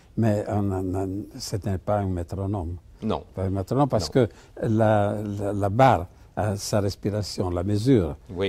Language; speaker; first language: French; non-native, fluent; Italian